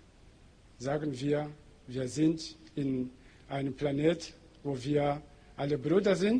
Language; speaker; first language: German; non-native, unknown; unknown